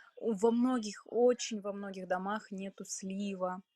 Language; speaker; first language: Russian; native; Russian